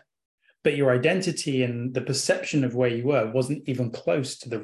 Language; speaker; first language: English; native; English